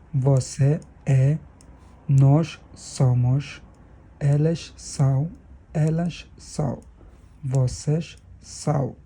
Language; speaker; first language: Portuguese; non-native, learner; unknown